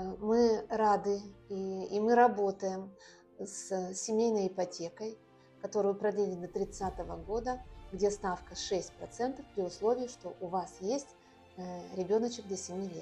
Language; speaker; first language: Russian; non-native, local second language; Kyrgyz